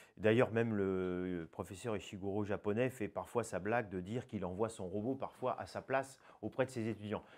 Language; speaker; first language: French; native; French